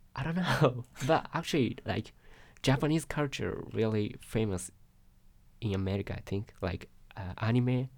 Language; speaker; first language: English; non-native, learner; Japanese